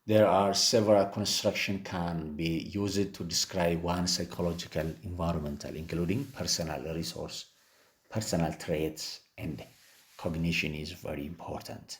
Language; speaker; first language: English; non-native, local second language; Amharic